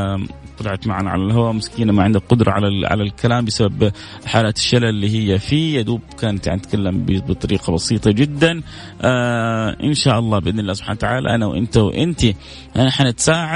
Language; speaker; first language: Arabic; native; Arabic